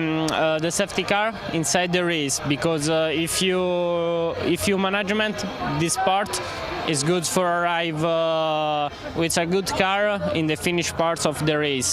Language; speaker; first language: English; non-native, learner; Italian